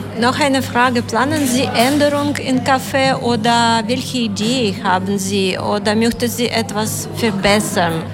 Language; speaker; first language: German; non-native, learner; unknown